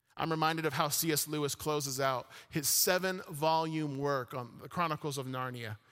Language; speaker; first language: English; early bilingual, other home language; Arabic